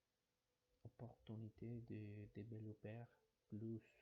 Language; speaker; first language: French; non-native, learner; Spanish